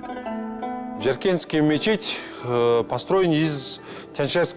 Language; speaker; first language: Russian; non-native, local second language; Kazakh